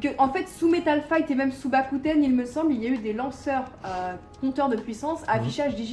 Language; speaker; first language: French; native; French